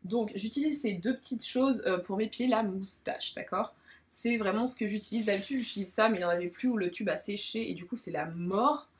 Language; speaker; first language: French; native; French